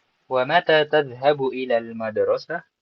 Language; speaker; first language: Arabic; non-native, fluent; Indonesian